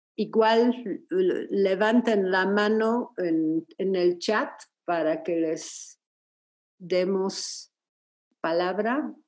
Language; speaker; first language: Spanish; non-native, fluent; Polish